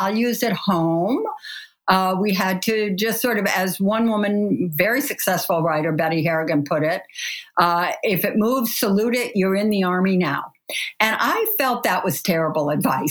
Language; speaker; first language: English; native; English